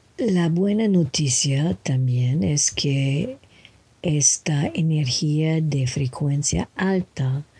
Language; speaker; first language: Spanish; non-native, learner; English